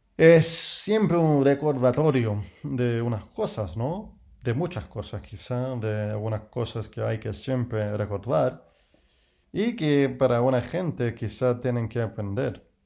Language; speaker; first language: Spanish; non-native, fluent; English